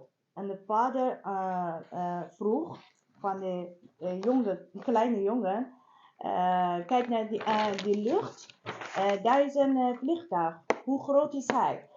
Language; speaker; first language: Dutch; non-native, learner; Persian